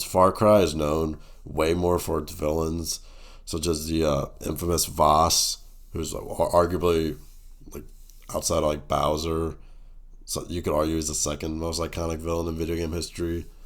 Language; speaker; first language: English; native; English